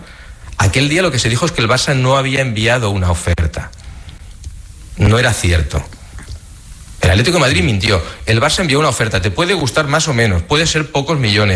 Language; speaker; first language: Spanish; native; Spanish